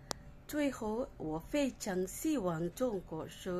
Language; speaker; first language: Chinese; non-native, learner; Malay